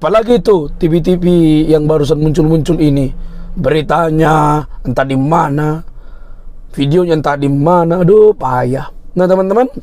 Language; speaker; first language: Indonesian; native; Indonesian